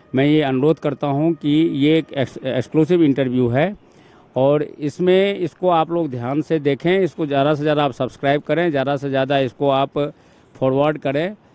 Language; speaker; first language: Hindi; native; Hindi